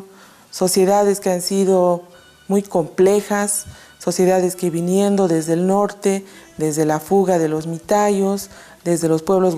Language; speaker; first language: Spanish; native; Spanish